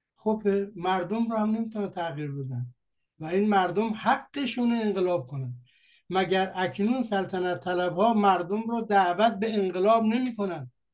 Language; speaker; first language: Persian; native; Persian